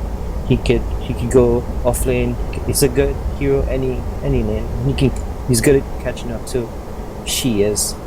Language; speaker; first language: English; native; English